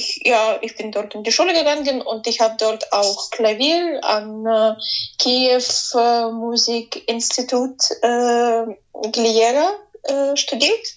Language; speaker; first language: German; non-native, fluent; Ukrainian